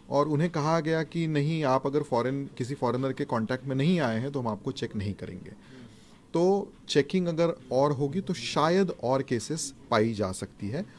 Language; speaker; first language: Hindi; non-native, local second language; Marathi